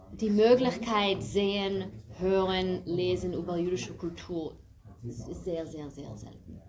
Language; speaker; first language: German; non-native, fluent; English